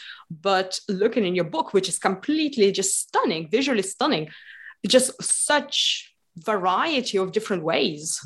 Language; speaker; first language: English; non-native, fluent; Lithuanian